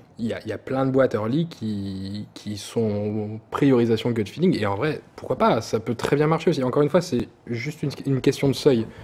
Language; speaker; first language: French; native; French